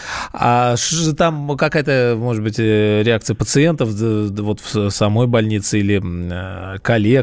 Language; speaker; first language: Russian; native; Russian